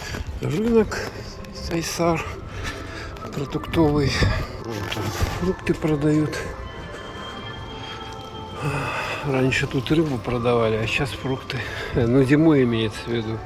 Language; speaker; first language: Russian; native; Russian